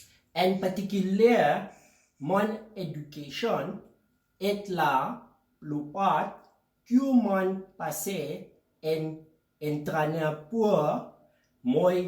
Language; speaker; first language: French; non-native, learner; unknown